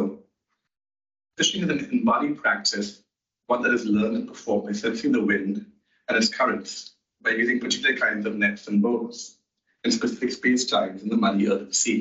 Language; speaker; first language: English; non-native, local second language; Hindi